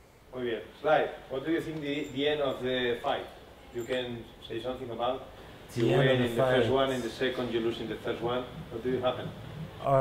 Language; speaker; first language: English; non-native, learner; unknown